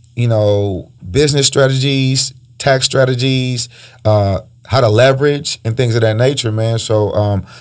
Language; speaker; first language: English; early bilingual, other home language; Spanish